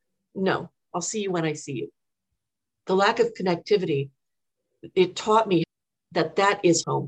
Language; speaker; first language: English; native; English